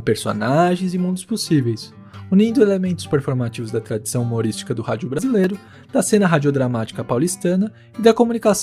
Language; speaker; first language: Portuguese; native; Portuguese